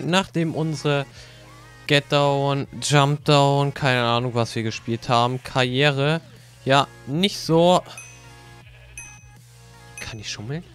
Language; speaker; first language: German; native; German